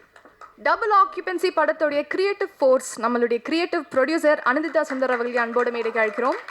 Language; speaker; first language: Tamil; native; Tamil